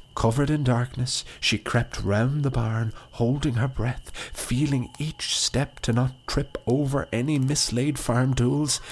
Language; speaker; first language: English; native; English